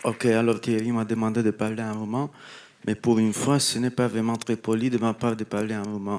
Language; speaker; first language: French; non-native, fluent; Romanian